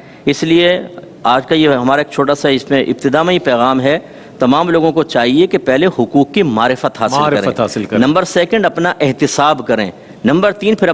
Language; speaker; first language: Urdu; native; Urdu